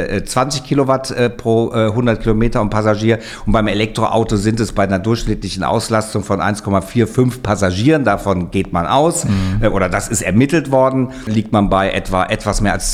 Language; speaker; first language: German; native; German